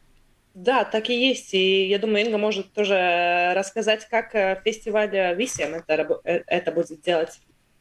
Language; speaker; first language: Russian; non-native, local second language; Latvian